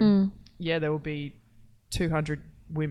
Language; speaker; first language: English; native; English